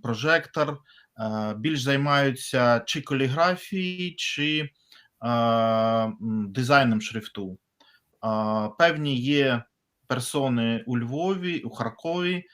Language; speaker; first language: Ukrainian; non-native, fluent; Russian